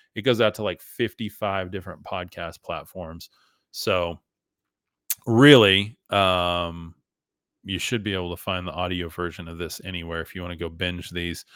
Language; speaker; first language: English; early bilingual, other home language; German